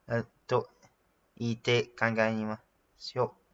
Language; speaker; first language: Japanese; non-native, learner; English